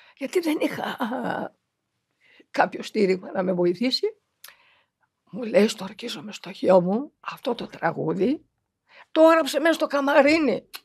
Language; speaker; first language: Greek; early bilingual, heritage; Greek